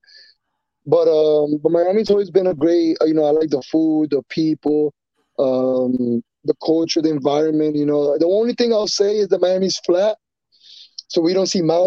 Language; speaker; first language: English; non-native, fluent; Spanish